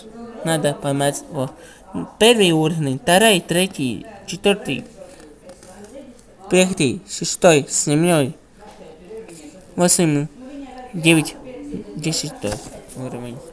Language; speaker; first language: Russian; non-native, learner; Italian